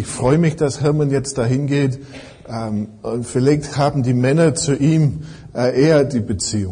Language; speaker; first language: German; non-native, fluent; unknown